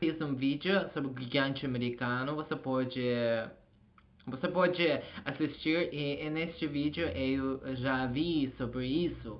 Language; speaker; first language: Portuguese; non-native, learner; Azerbaijani